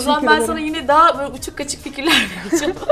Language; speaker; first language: Turkish; native; Turkish